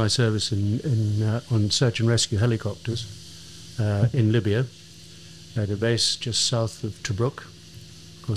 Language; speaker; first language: English; native; English